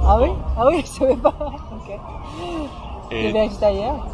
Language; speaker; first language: French; non-native, fluent; Japanese